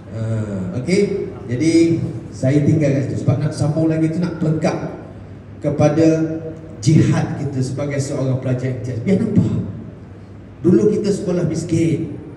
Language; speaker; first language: Malay; native; Malay